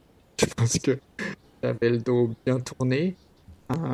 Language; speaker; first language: French; native; French